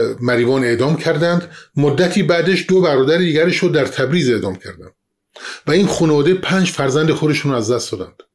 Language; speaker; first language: Persian; non-native, local second language; Kurdish